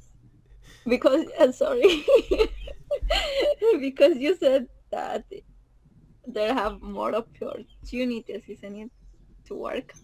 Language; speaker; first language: English; non-native, learner; Spanish